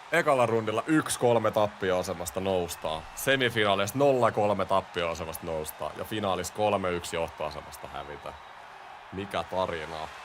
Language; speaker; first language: Finnish; native; Finnish